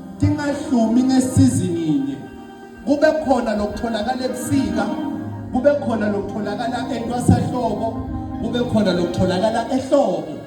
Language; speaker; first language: Zulu; non-native, local second language; Swati